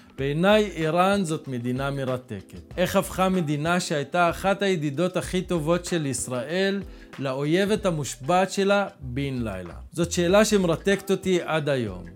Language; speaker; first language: Hebrew; native; Hebrew